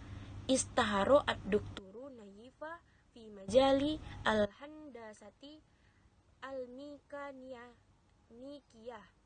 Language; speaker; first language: Arabic; non-native, learner; Indonesian